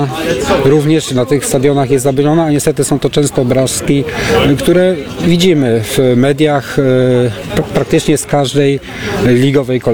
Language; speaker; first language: Polish; native; Polish